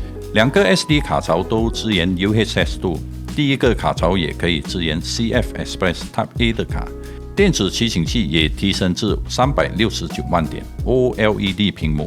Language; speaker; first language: Chinese; native; Chinese